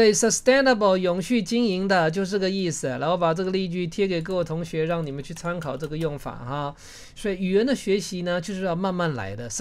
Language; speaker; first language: Chinese; native; Chinese